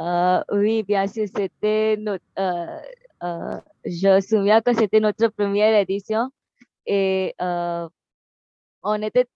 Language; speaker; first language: French; non-native, learner; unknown